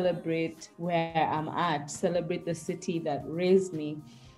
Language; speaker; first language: English; native; English